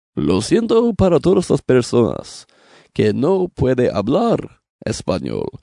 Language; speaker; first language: Spanish; non-native, learner; English